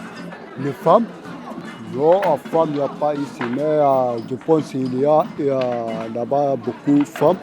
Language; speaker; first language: French; non-native, learner; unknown